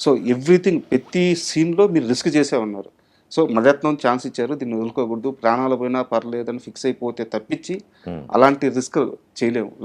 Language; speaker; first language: Telugu; native; Telugu